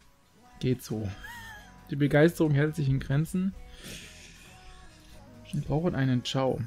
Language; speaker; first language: German; native; German